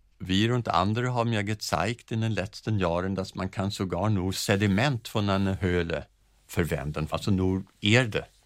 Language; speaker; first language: German; non-native, fluent; Swedish